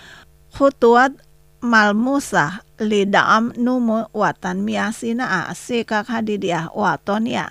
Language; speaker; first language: Arabic; non-native, fluent; Indonesian